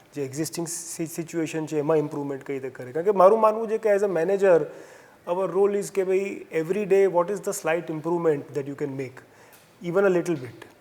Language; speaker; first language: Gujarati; native; Gujarati